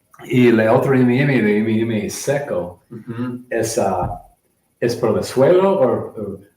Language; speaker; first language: Spanish; non-native, learner; English